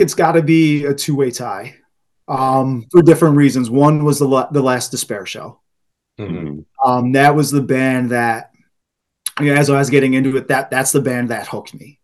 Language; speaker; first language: English; native; English